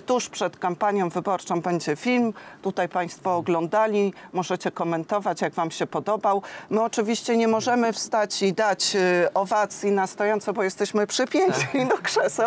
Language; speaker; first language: Polish; native; Polish